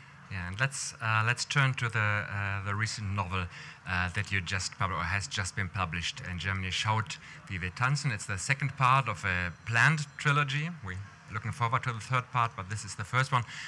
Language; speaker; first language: English; non-native, fluent; German